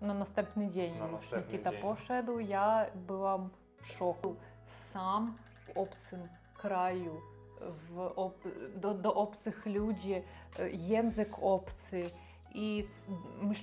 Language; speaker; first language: Polish; non-native, learner; Russian